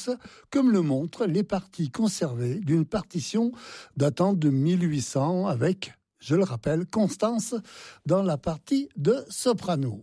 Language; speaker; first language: French; native; French